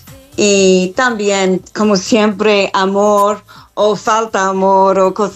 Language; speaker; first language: Spanish; non-native, fluent; English